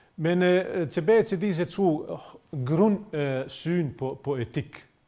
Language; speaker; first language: Danish; non-native, fluent; Bosnian